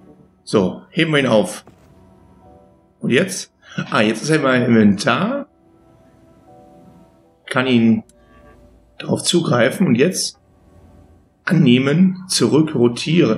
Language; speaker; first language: German; native; German